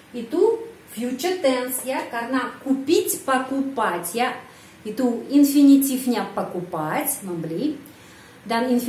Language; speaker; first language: Indonesian; non-native, fluent; Russian